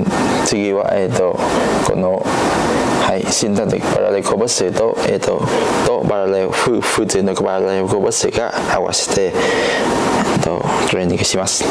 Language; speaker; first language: Japanese; non-native, learner; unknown